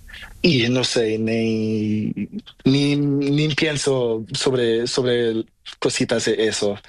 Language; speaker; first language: Spanish; non-native, learner; Portuguese